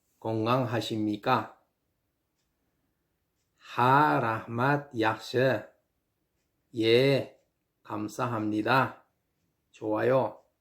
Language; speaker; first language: Korean; non-native, learner; Uzbek